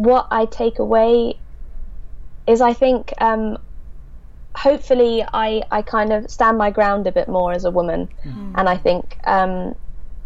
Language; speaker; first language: English; native; English